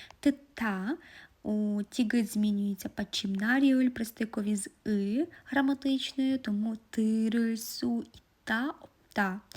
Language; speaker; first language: Ukrainian; native; Ukrainian